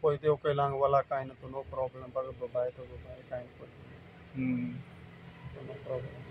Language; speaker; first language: Filipino; non-native, learner; Punjabi